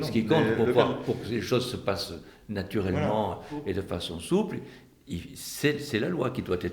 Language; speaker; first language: French; native; French